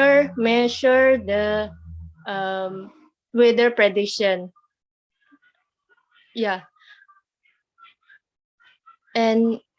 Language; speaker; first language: English; non-native, learner; Indonesian